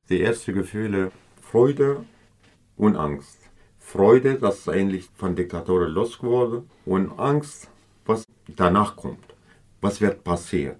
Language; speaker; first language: German; non-native, learner; Kurdish